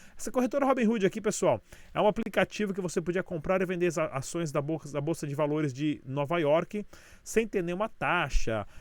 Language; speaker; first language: Portuguese; native; Portuguese